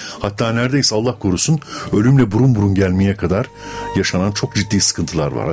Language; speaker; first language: Turkish; native; Turkish